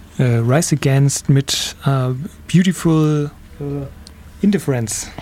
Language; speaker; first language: German; native; German